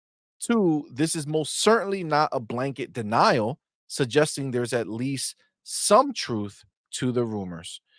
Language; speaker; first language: English; native; English